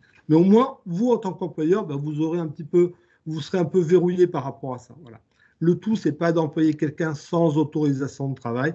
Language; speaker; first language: French; native; French